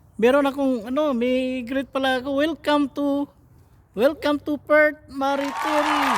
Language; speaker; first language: Filipino; non-native, local second language; Cebuano